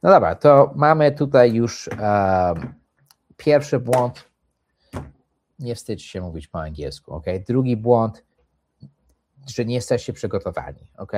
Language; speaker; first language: Polish; early bilingual, heritage; English